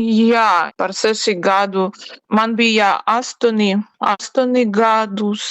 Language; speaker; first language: Latvian; non-native, learner; Ukrainian